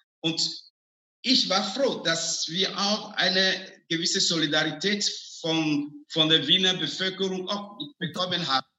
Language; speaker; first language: German; non-native, fluent; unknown